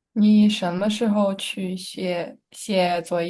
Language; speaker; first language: Chinese; non-native, learner; Russian